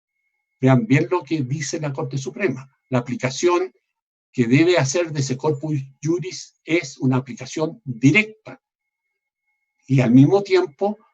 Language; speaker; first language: Spanish; native; Spanish